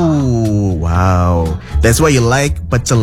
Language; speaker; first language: English; non-native, fluent; Indonesian